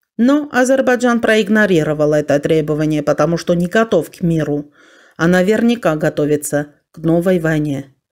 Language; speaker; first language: Russian; non-native, fluent; Armenian